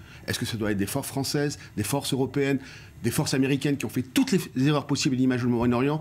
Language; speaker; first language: French; native; French